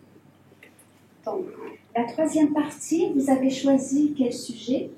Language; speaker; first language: French; non-native, fluent; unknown